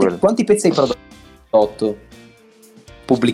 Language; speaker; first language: Italian; native; Italian